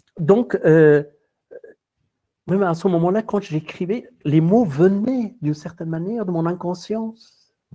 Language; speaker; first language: French; non-native, fluent; Persian